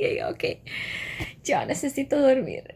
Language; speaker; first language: Spanish; non-native, learner; English